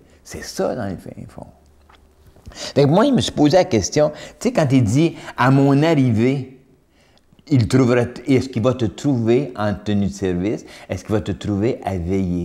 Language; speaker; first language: French; native; French